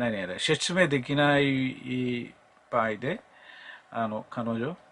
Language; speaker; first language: Japanese; non-native, learner; Malayalam